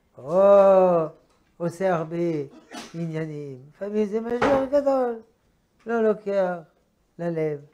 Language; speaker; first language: Hebrew; non-native, fluent; French